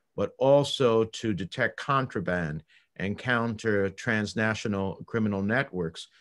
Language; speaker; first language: English; early bilingual, other home language; Spanish